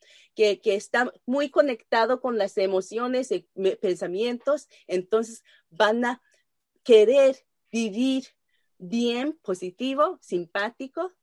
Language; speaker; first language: Spanish; non-native, learner; Japanese